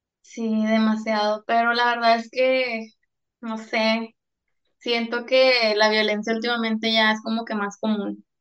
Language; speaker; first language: Spanish; native; Spanish